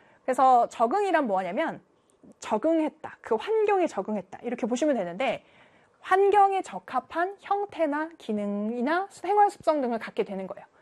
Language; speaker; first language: Korean; native; Korean